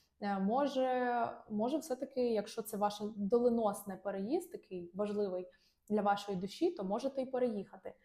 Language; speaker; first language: Ukrainian; non-native, local second language; Russian